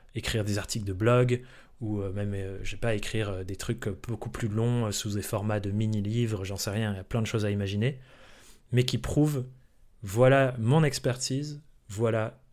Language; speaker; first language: French; early bilingual, other home language; English